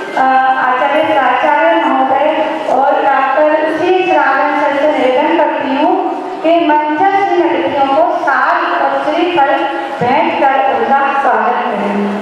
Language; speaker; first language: Hindi; native; Hindi